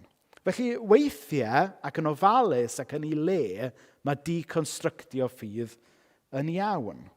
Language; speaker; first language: Welsh; native; Welsh